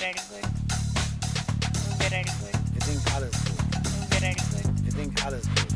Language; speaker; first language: German; non-native, learner; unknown